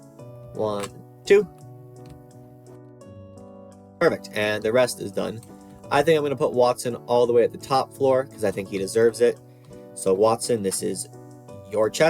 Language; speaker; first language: English; native; English